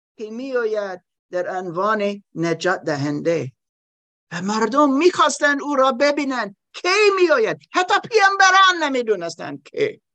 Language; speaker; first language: Persian; non-native, learner; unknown